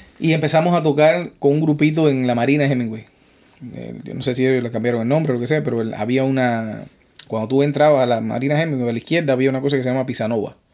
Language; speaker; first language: Spanish; native; Spanish